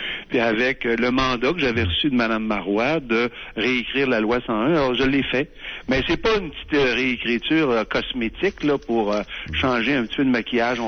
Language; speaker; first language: French; native; French